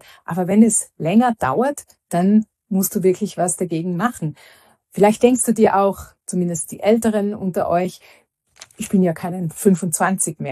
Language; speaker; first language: German; native; German